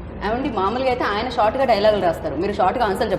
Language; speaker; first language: Telugu; native; Telugu